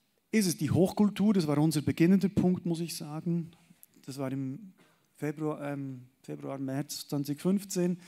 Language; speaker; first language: German; native; German